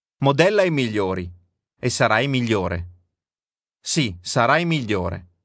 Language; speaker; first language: Italian; native; Italian